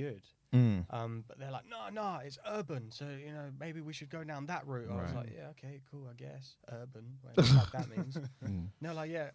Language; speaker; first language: English; native; English